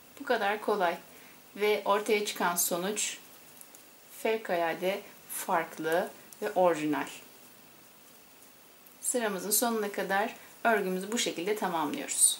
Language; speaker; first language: Turkish; native; Turkish